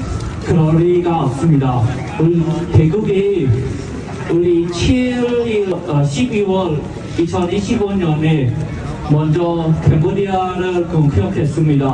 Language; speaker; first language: Korean; non-native, learner; Khmer